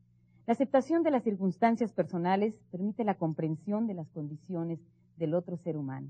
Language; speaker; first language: Spanish; native; Spanish